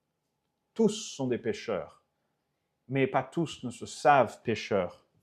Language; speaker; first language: French; native; French